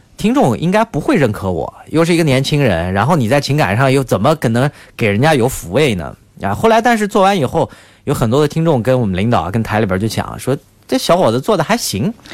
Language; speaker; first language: Chinese; native; Chinese